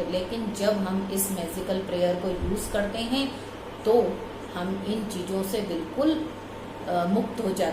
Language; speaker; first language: Hindi; native; Hindi